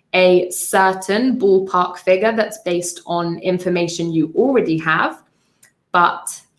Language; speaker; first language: English; native; English